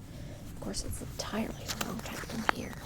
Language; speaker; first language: English; native; English